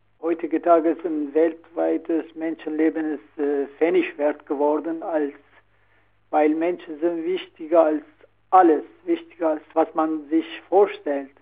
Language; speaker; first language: German; non-native, learner; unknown